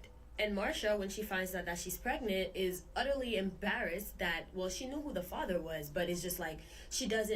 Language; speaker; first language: English; native; English